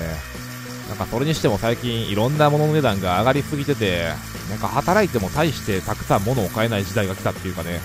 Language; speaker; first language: Japanese; native; Japanese